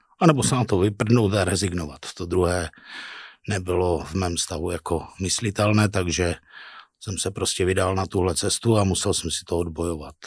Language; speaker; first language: Czech; native; Czech